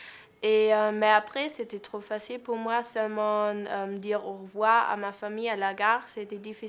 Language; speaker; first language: French; non-native, learner; German